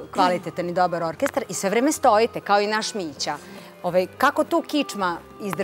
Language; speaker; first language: Serbian; native; Serbian